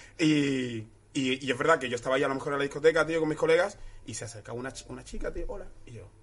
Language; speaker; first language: Spanish; early bilingual, other home language; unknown